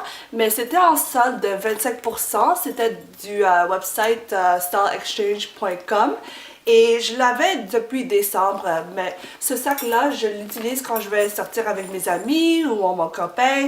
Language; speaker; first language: French; non-native, fluent; English